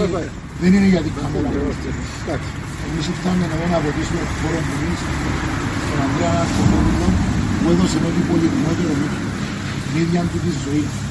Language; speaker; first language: Greek; native; Greek